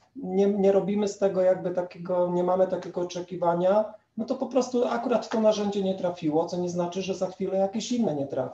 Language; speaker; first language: Polish; native; Polish